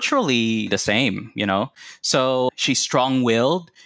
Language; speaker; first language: English; non-native, local second language; Cebuano